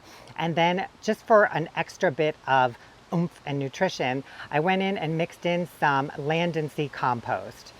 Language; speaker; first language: English; native; English